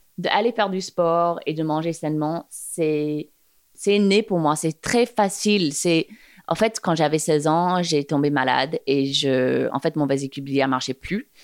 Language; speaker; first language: French; non-native, fluent; English